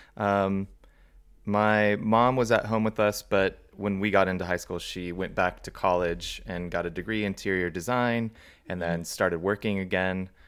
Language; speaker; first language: English; native; English